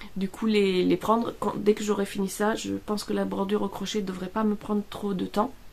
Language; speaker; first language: French; non-native, fluent; Italian